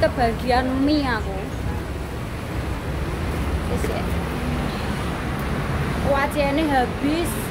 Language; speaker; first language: Chinese; non-native, learner; Javanese